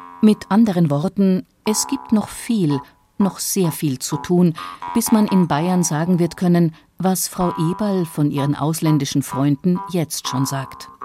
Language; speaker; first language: German; native; German